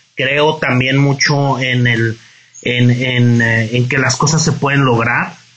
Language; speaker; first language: Spanish; native; Spanish